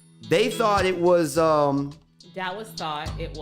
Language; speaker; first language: English; native; English